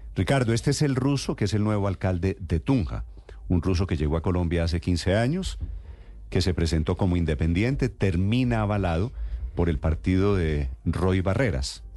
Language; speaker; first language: Spanish; native; Spanish